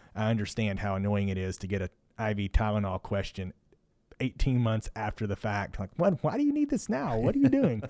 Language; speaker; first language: English; native; English